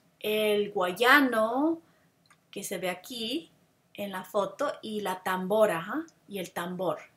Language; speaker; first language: Spanish; non-native, fluent; English